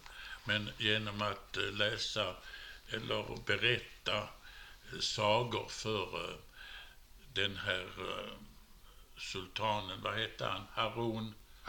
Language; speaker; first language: Swedish; native; Swedish